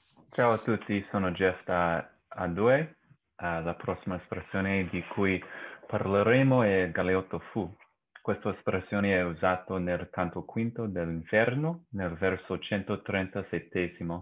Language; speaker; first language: Italian; non-native, learner; English